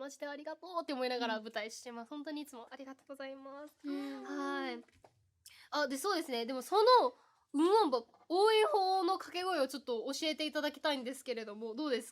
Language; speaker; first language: Japanese; native; Japanese